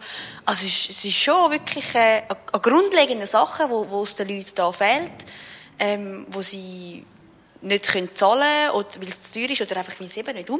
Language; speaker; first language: German; native; German